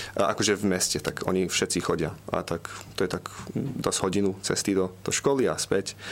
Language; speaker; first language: Slovak; early bilingual, heritage; Slovak